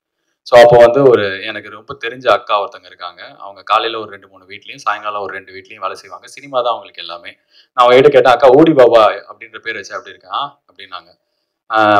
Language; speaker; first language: Tamil; native; Tamil